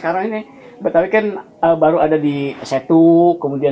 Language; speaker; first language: Indonesian; native; Indonesian